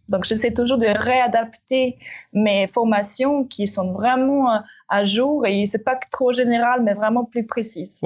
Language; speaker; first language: French; non-native, fluent; Russian